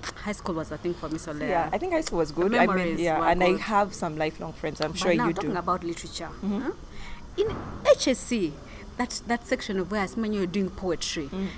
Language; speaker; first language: English; non-native, local second language; Ganda